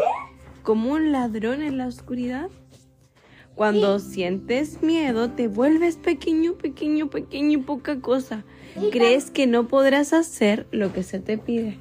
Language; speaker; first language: Spanish; native; Spanish